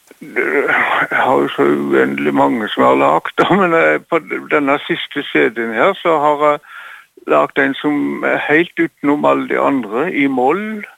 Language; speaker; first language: Norwegian; native; Norwegian